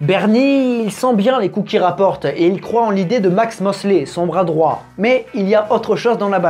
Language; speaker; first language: French; native; French